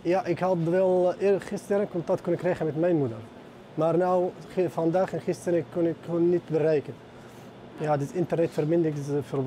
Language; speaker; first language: Dutch; non-native, fluent; Arabic